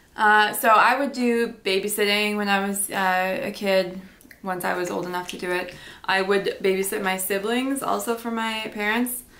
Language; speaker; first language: English; native; English